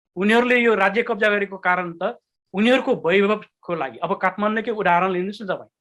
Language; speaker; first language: Nepali; non-native, local second language; Newari